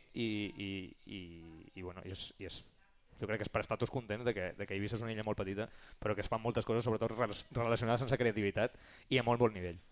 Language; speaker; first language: Catalan; native; Catalan